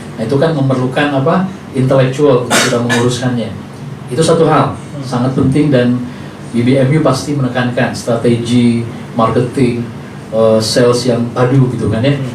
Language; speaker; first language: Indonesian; native; Indonesian